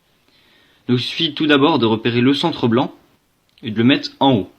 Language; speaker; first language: French; native; French